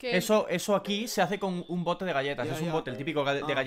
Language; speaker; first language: Spanish; native; Spanish